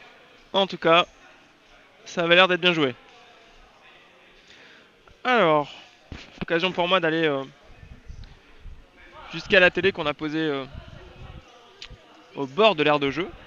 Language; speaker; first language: French; native; French